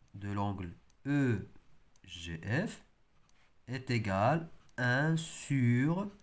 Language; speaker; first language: French; non-native, local second language; Arabic